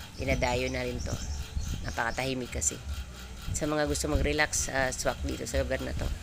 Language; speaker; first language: Filipino; non-native, local second language; Bikol